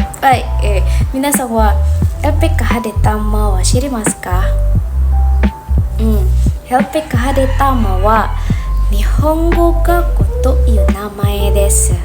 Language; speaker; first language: Japanese; non-native, learner; Indonesian